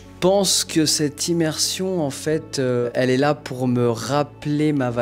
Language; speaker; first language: French; native; French